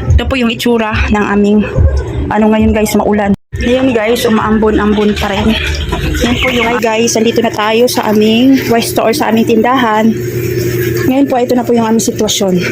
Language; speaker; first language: Filipino; non-native, local second language; Cebuano